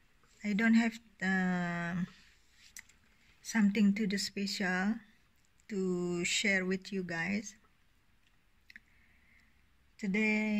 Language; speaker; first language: English; non-native, learner; Indonesian